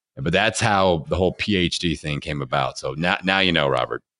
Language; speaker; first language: English; native; English